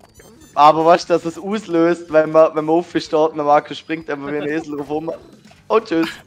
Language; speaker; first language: German; native; German